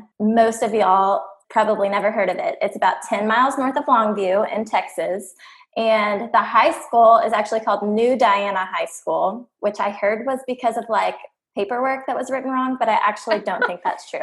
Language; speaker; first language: English; native; English